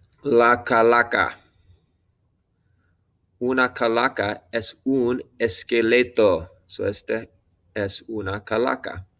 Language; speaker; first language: Spanish; non-native, fluent; English